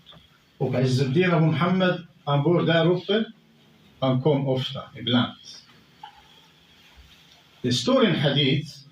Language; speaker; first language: Swedish; non-native, fluent; Arabic